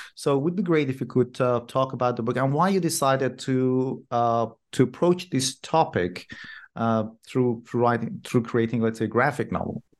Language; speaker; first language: English; non-native, fluent; Persian